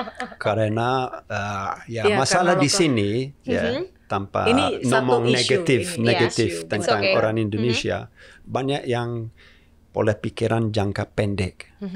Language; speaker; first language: Indonesian; non-native, fluent; English